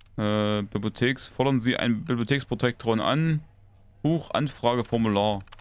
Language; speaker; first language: German; native; German